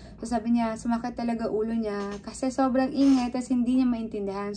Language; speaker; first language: Filipino; non-native, local second language; Cebuano